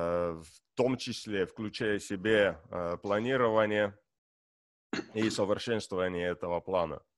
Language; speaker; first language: Russian; non-native, learner; Estonian